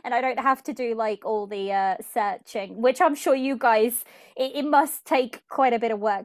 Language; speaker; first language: English; early bilingual, other home language; Portuguese